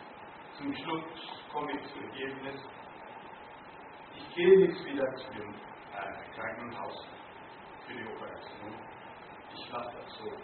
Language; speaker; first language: German; non-native, learner; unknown